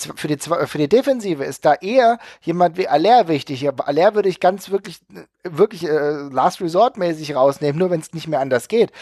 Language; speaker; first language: German; native; German